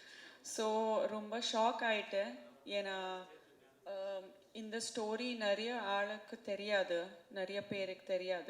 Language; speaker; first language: Tamil; non-native, fluent; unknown